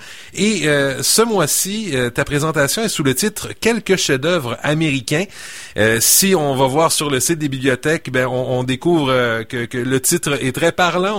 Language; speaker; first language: French; native; French